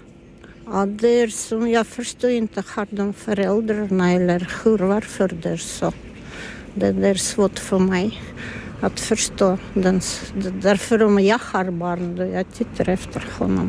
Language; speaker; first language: Swedish; non-native, learner; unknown